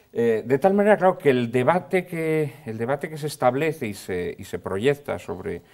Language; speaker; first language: Spanish; native; Spanish